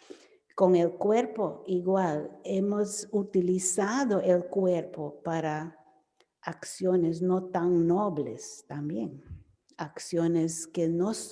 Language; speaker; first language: Spanish; non-native, fluent; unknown